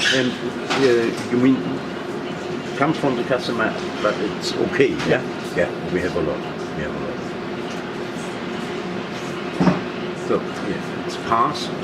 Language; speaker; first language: English; non-native, learner; German